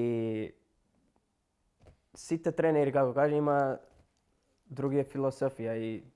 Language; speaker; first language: Macedonian; non-native, learner; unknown